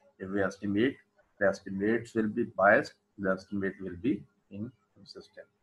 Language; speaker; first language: English; non-native, local second language; Urdu